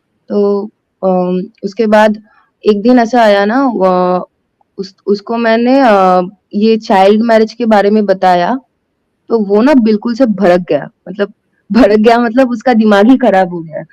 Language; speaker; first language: Hindi; non-native, local second language; Bangla